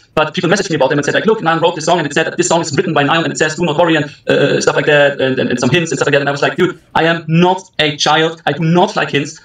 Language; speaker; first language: English; early bilingual, other home language; German